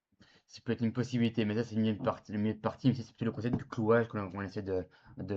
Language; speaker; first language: French; native; French